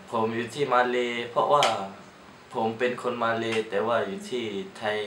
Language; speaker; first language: Thai; early bilingual, other home language; Malay